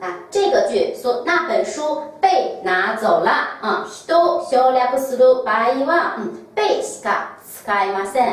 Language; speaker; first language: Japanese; non-native, fluent; Chinese